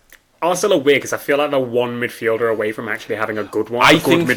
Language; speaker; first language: English; native; English